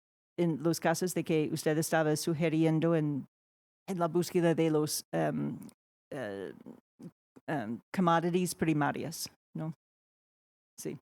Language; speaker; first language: Spanish; non-native, fluent; English